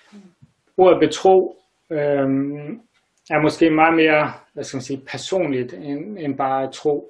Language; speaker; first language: Danish; native; Danish